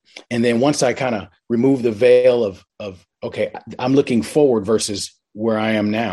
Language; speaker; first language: English; native; English